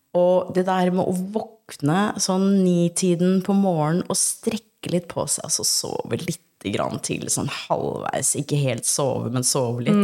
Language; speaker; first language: Norwegian; early bilingual, other home language; English